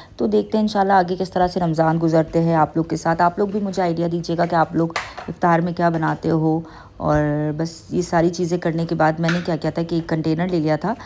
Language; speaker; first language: Urdu; native; Urdu